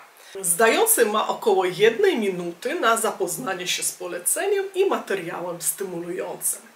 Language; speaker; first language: Polish; native; Polish